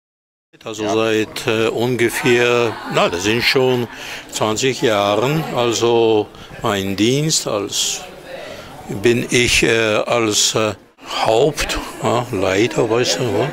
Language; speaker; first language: German; non-native, fluent; Hebrew